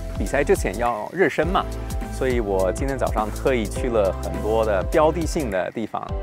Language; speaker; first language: Chinese; non-native, fluent; French